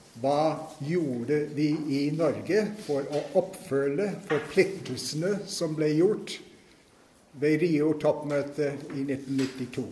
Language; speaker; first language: Norwegian; non-native, fluent; English